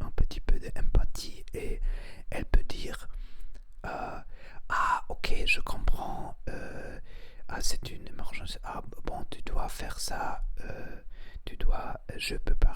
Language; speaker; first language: French; non-native, learner; Spanish